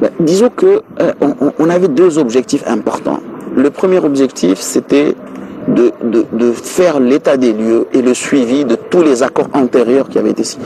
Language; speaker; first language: French; non-native, local second language; Wolof